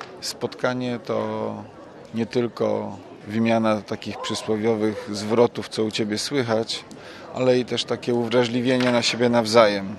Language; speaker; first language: Polish; native; Polish